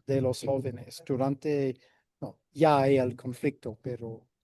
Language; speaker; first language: Spanish; non-native, fluent; English